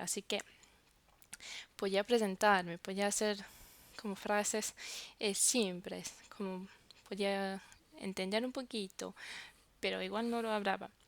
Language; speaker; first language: Spanish; non-native, fluent; French